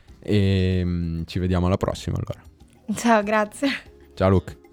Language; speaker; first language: Italian; native; Italian